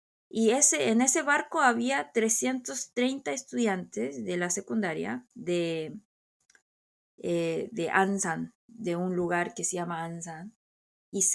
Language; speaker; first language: Spanish; non-native, fluent; Korean